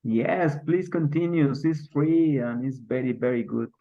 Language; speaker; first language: English; non-native, learner; Spanish